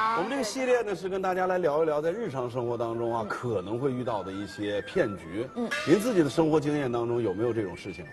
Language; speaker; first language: Chinese; native; Chinese